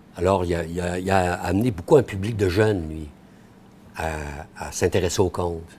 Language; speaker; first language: French; native; French